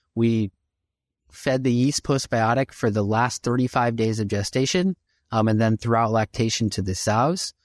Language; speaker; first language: English; native; English